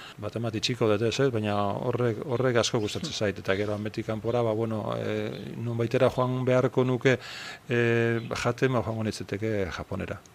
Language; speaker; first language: Basque; native; Basque